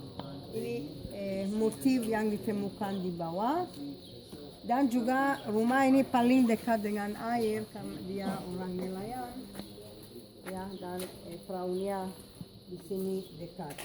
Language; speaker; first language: Indonesian; non-native, fluent; Hebrew